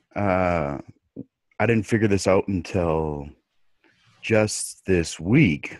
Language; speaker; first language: English; native; English